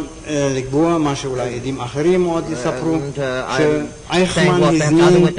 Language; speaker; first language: Hebrew; non-native, fluent; German